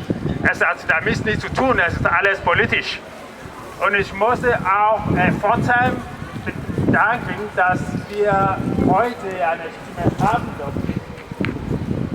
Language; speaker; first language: German; non-native, learner; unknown